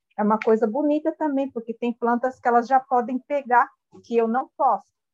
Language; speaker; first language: Portuguese; non-native, local second language; Guarani